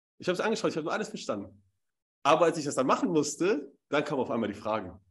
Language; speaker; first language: German; native; German